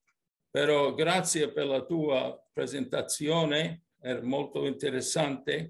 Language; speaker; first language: Italian; early bilingual, heritage; English